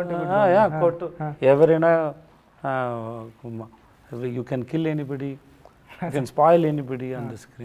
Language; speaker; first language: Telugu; non-native, learner; Tamil